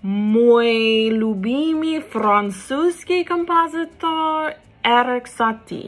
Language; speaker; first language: Russian; non-native, learner; English